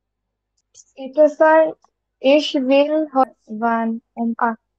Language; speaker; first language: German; non-native, learner; Bangla